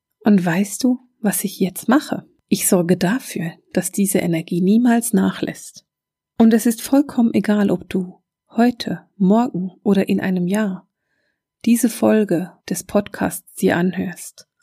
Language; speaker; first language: German; native; German